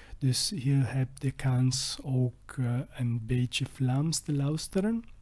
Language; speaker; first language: Dutch; non-native, learner; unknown